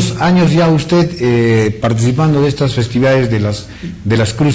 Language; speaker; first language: Spanish; native; Spanish